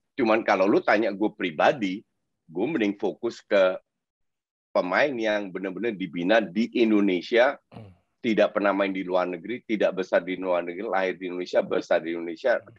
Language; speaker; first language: Indonesian; non-native, fluent; Dutch